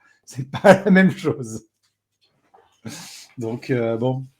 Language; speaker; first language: French; native; French